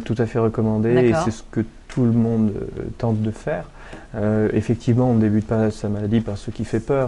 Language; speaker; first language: French; native; French